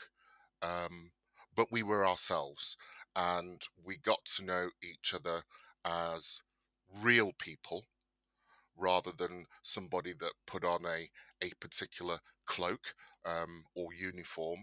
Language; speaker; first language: English; native; English